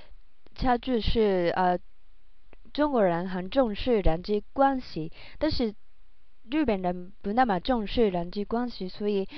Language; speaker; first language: Chinese; non-native, learner; Japanese